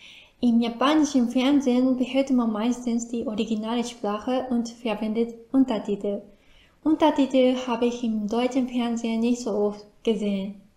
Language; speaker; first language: German; non-native, fluent; Japanese